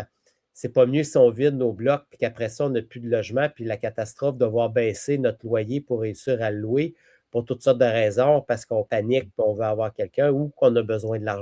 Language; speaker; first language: French; native; French